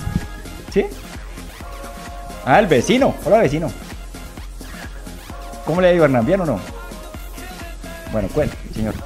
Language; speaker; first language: Spanish; native; Spanish